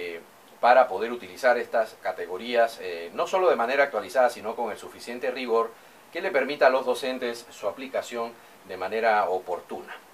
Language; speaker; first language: Spanish; native; Spanish